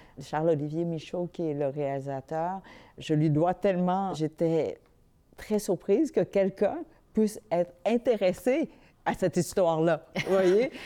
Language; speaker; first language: French; early bilingual, other home language; Vietnamese